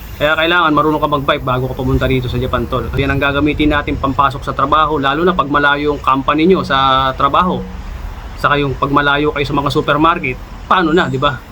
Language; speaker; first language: Filipino; native; Filipino